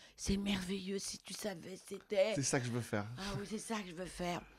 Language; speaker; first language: French; non-native, local second language; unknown